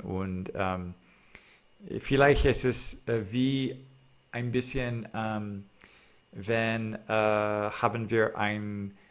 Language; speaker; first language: German; non-native, learner; English